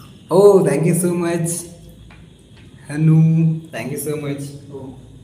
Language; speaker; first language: English; non-native, local second language; Hindi